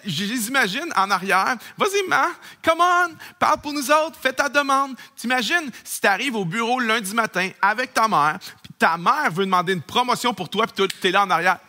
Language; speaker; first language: French; native; French